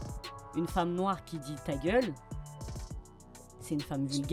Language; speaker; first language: French; early bilingual, other home language; Fula